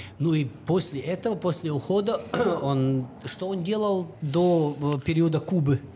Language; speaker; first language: Russian; non-native, local second language; Latvian